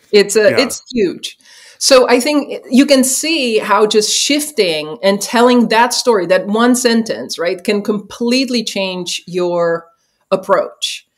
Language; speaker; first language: English; non-native, fluent; Czech